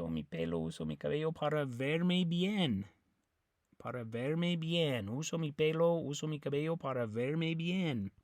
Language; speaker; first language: Spanish; non-native, fluent; English